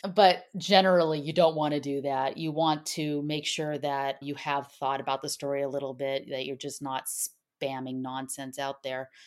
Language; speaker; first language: English; native; English